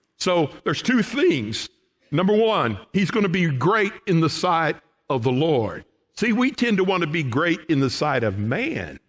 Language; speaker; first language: English; native; English